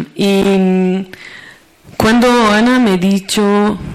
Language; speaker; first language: Spanish; non-native, learner; Portuguese